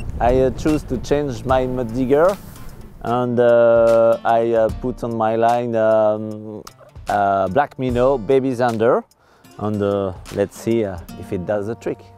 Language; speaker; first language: English; non-native, fluent; French